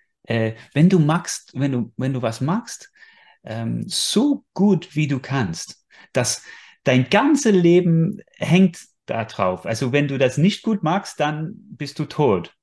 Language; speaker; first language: German; non-native, fluent; English